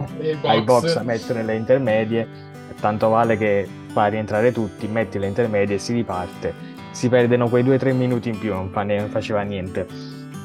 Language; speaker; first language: Italian; native; Italian